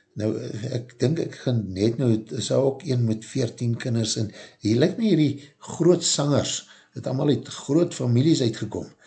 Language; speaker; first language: Afrikaans; native; Afrikaans